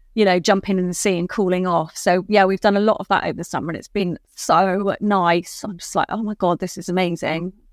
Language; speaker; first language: English; native; English